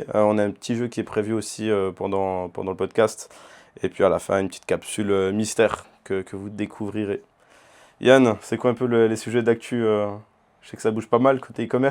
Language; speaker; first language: French; native; French